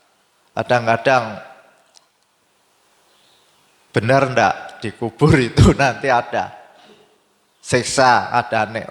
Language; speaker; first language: Indonesian; native; Indonesian